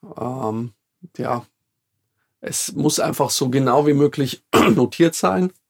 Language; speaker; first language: German; non-native, fluent; Slovak